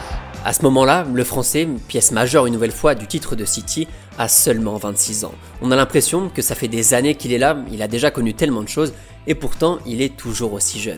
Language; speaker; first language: French; native; French